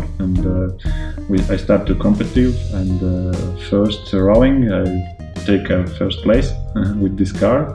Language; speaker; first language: English; non-native, learner; Latvian